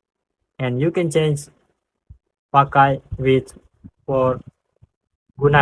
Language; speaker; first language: English; non-native, fluent; Indonesian